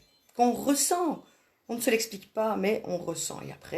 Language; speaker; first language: French; native; French